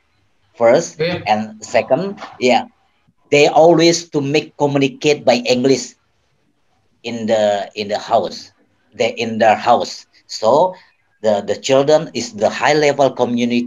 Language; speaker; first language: English; non-native, learner; Indonesian